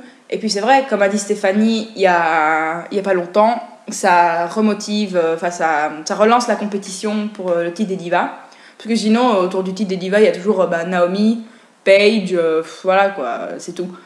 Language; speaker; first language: French; native; French